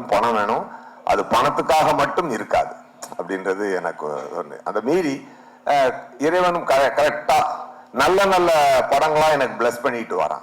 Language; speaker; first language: Tamil; native; Tamil